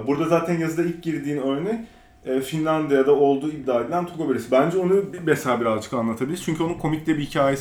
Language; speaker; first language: Turkish; native; Turkish